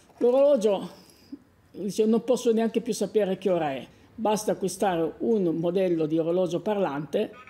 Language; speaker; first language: Italian; native; Italian